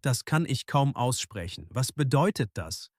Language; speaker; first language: German; non-native, fluent; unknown